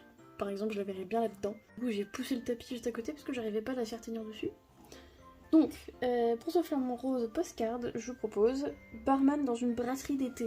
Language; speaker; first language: French; native; French